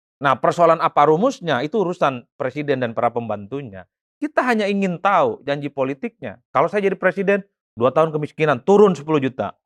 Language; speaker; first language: Indonesian; non-native, local second language; Madurese